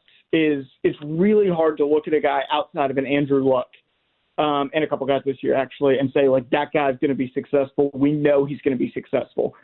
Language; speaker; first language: English; native; English